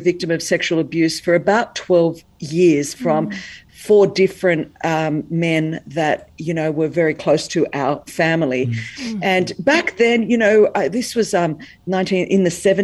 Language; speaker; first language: English; native; English